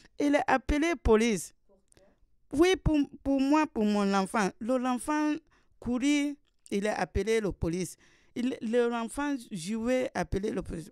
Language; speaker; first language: French; non-native, learner; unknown